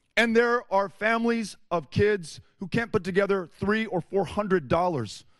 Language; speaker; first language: English; native; English